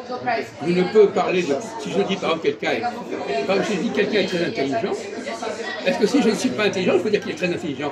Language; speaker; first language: French; native; French